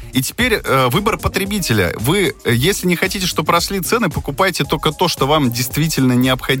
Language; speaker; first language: Russian; native; Russian